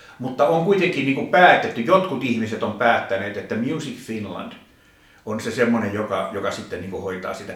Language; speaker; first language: Finnish; native; Finnish